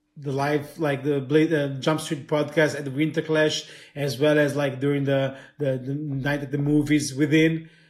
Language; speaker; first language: English; non-native, fluent; Italian